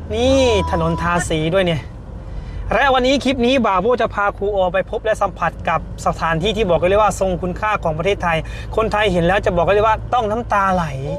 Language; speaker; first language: Thai; native; Thai